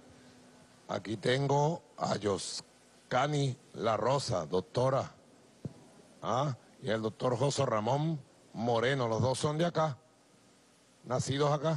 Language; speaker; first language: Spanish; native; Spanish